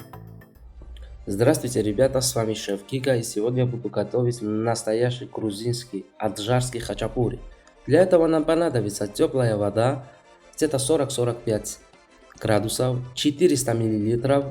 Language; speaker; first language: Russian; non-native, fluent; Georgian